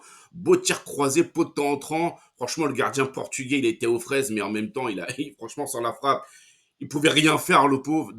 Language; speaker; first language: French; native; French